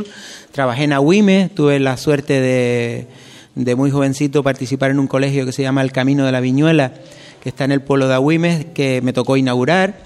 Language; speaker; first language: Spanish; native; Spanish